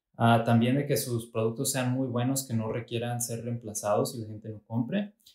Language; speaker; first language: Spanish; early bilingual, heritage; Spanish